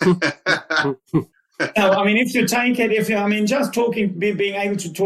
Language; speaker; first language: English; non-native, fluent; German